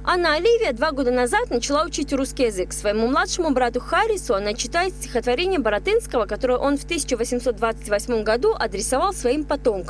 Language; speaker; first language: Russian; native; Russian